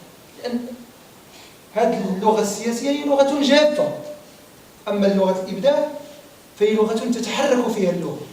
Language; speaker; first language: Arabic; native; Arabic